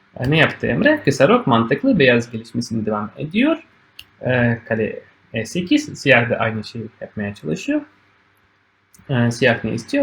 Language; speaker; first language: Turkish; non-native, fluent; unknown